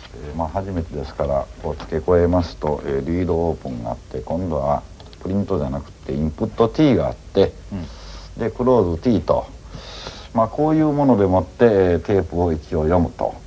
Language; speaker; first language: Japanese; native; Japanese